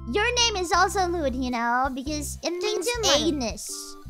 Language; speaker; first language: English; non-native, fluent; Italian